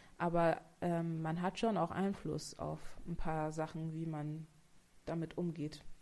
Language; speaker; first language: German; native; German